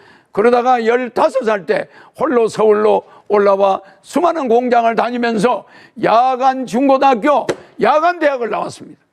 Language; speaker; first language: Korean; native; Korean